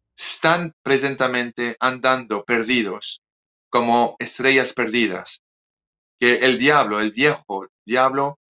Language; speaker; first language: Spanish; non-native, fluent; French